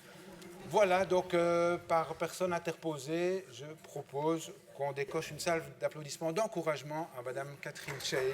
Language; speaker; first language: French; native; French